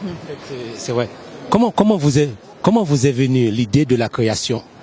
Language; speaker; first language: French; non-native, fluent; Japanese